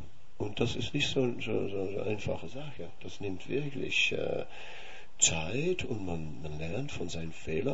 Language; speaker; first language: German; non-native, fluent; Dutch